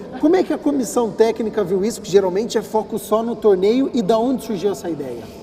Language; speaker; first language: Portuguese; native; Portuguese